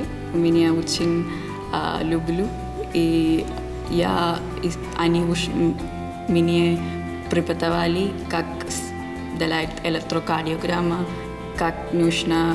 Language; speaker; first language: Russian; non-native, learner; Malayalam